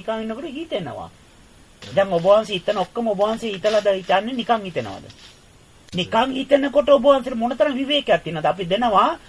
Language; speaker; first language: Sinhala; non-native, fluent; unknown